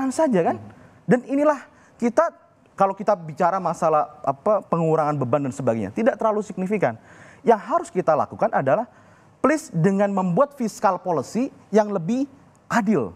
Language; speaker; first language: Indonesian; native; Indonesian